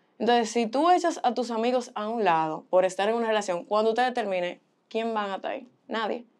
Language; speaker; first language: Spanish; early bilingual, heritage; Spanish